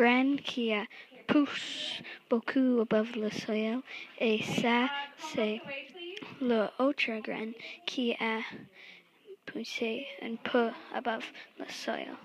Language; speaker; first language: French; non-native, learner; English